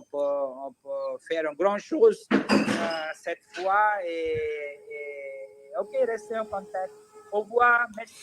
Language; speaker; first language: French; non-native, learner; Hindi